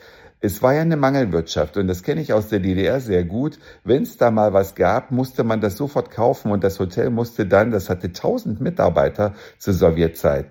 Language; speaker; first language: German; native; German